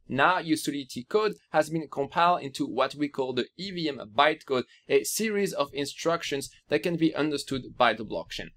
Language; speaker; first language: English; non-native, fluent; French